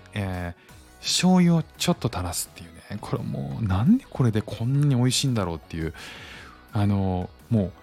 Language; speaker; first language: Japanese; native; Japanese